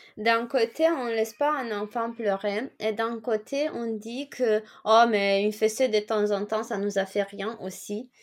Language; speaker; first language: French; non-native, fluent; Romanian